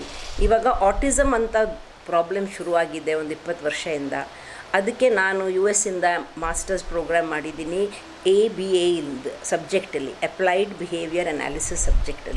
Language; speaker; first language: Kannada; non-native, local second language; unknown